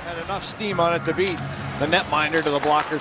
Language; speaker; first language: English; native; English